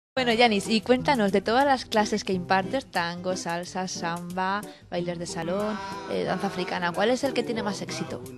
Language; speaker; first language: Spanish; native; Spanish